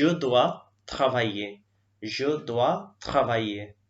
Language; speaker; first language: French; non-native, learner; Hindi